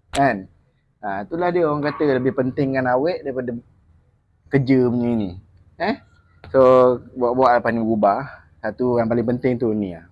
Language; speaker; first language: Malay; native; Malay